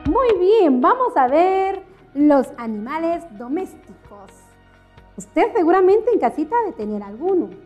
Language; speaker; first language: Spanish; non-native, local second language; Kʼicheʼ